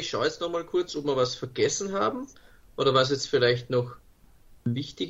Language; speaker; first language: German; native; German